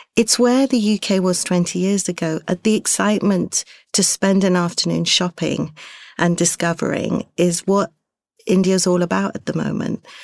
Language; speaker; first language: English; early bilingual, other home language; Hindi